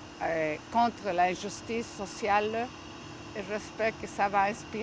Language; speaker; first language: French; non-native, fluent; Spanish